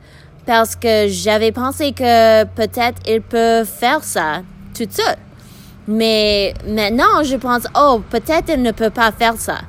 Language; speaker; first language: French; non-native, learner; English